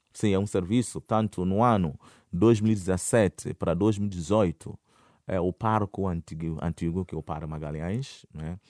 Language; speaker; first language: Portuguese; non-native, fluent; Akan